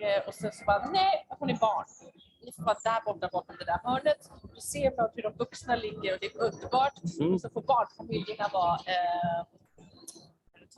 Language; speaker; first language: Swedish; native; Swedish